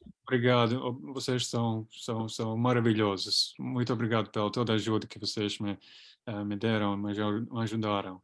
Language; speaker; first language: Portuguese; non-native, fluent; Latvian